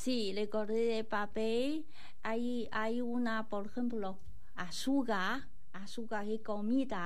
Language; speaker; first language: Spanish; non-native, learner; Chinese